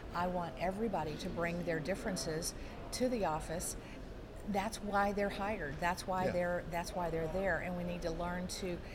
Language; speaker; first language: English; native; English